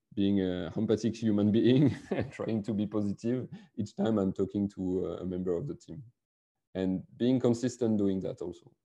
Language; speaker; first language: English; non-native, fluent; French